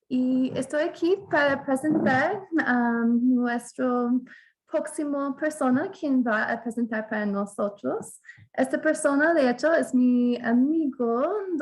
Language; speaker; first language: Spanish; non-native, fluent; English